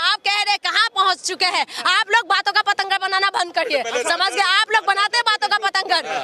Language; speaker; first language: Hindi; non-native, local second language; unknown